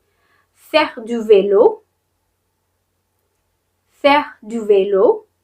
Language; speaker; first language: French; non-native, fluent; English